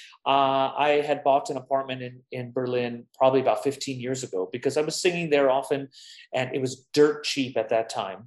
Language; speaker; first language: English; native; English